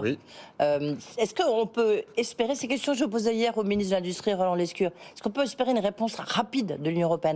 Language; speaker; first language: French; native; French